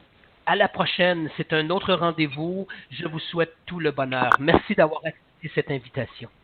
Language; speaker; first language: French; native; French